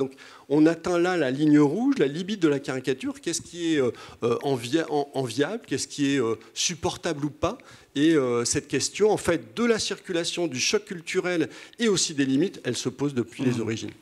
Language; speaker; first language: French; native; French